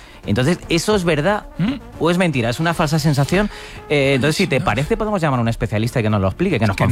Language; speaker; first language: Spanish; native; Spanish